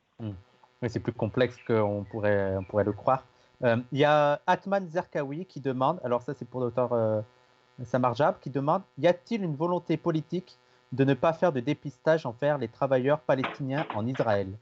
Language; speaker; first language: French; native; French